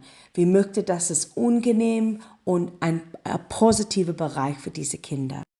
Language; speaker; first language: German; non-native, learner; English